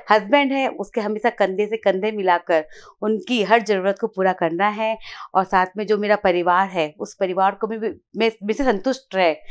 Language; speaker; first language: Hindi; native; Hindi